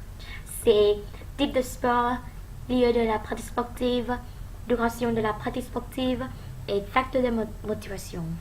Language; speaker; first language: French; non-native, learner; Thai